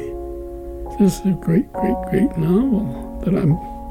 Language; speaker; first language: English; native; English